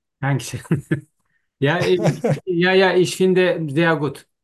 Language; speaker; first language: German; non-native, learner; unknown